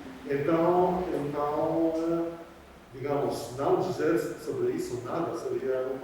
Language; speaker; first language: Portuguese; non-native, fluent; Polish